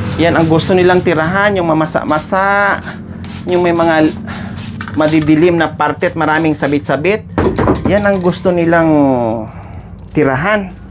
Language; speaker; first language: Filipino; non-native, local second language; Cebuano